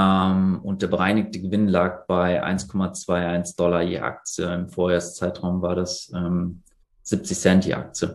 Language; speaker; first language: German; native; German